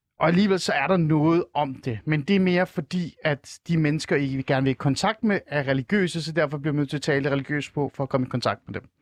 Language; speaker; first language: Danish; early bilingual, other home language; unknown